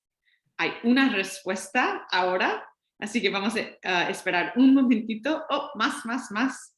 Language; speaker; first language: Spanish; non-native, fluent; English